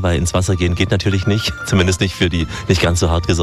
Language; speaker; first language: German; native; German